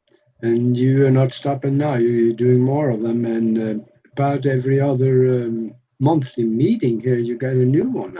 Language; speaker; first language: English; non-native, fluent; Norwegian